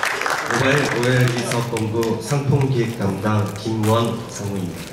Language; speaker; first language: Korean; native; Korean